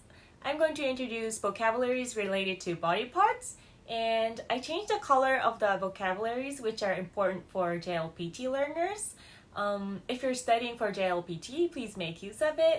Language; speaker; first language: English; non-native, fluent; Japanese